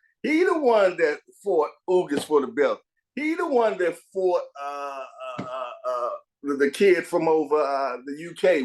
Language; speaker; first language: English; native; English